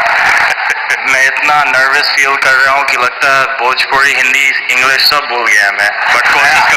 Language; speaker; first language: Hindi; non-native, fluent; English